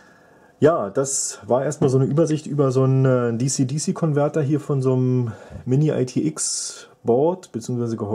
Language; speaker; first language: German; native; German